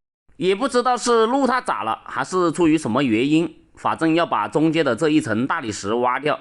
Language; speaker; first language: Chinese; native; Chinese